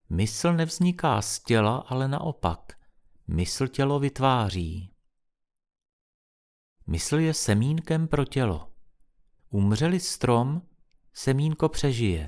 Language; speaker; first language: Czech; native; Czech